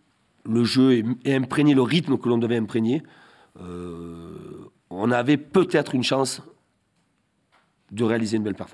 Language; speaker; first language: French; native; French